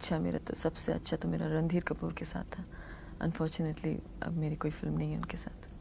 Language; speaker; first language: Hindi; non-native, local second language; Tamil